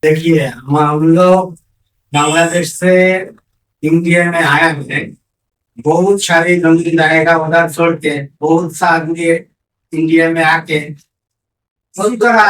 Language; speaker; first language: Hindi; non-native, local second language; Bangla